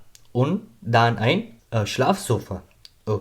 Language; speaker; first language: German; non-native, learner; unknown